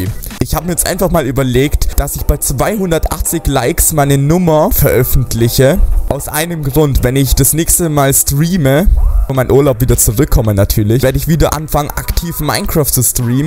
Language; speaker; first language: German; native; German